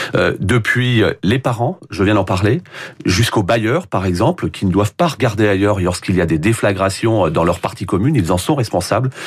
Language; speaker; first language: French; native; French